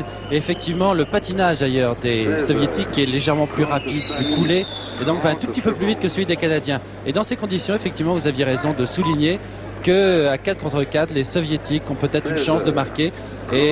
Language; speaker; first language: French; native; French